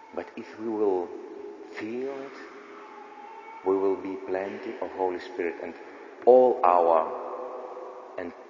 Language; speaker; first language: English; non-native, learner; Lithuanian